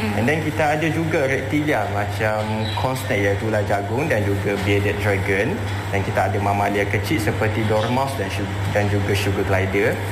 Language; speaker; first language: Malay; native; Malay